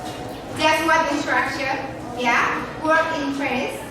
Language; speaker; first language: English; non-native, learner; Indonesian